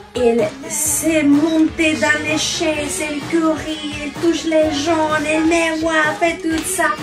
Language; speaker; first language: French; non-native, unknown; Spanish